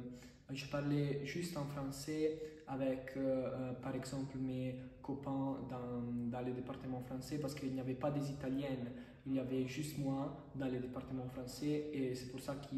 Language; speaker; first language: French; non-native, fluent; Italian